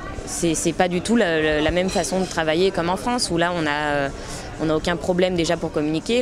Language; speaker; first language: French; native; French